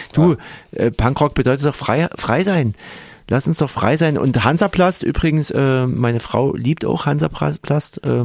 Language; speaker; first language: German; native; German